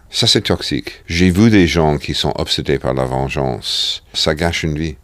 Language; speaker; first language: French; non-native, fluent; English